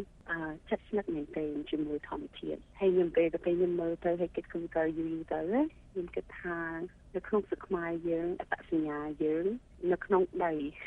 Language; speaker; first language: Khmer; early bilingual, heritage; Khmer